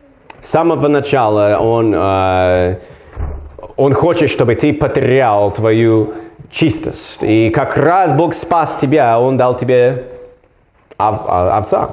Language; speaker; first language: Russian; non-native, learner; English